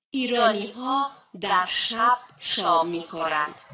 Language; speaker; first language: Persian; non-native, fluent; Turkish